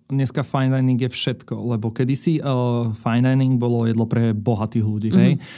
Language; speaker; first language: Slovak; native; Slovak